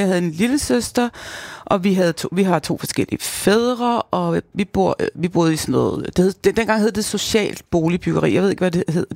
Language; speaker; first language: Danish; native; Danish